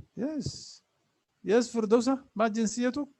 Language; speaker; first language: Arabic; non-native, fluent; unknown